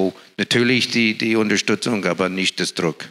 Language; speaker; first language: German; non-native, fluent; English